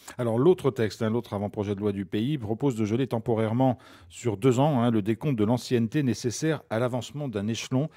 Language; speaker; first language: French; native; French